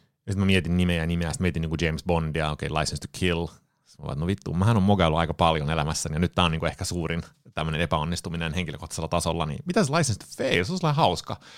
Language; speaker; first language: Finnish; early bilingual, heritage; Finnish